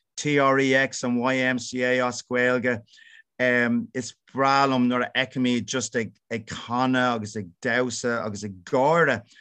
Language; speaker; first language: Irish; non-native, local second language; English